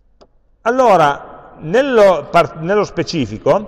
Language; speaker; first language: Italian; native; Italian